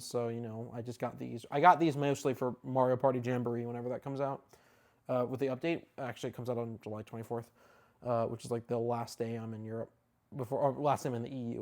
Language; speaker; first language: English; native; English